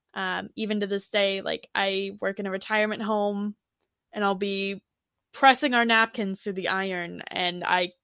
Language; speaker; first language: English; native; English